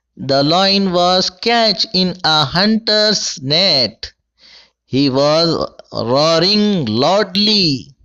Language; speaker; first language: English; non-native, local second language; Urdu